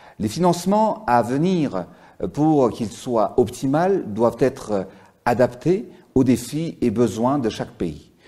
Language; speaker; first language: French; non-native, local second language; Malagasy